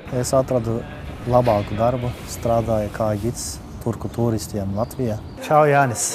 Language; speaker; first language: Latvian; non-native, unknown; Turkish